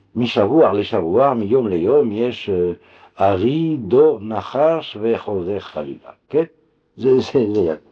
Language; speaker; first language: Hebrew; non-native, fluent; French